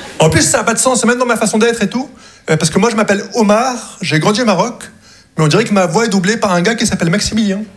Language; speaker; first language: French; non-native, local second language; Arabic